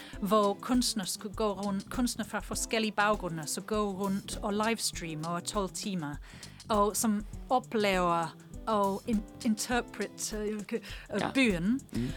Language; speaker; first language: Danish; non-native, fluent; English